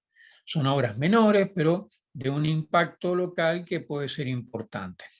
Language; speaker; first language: Spanish; native; Spanish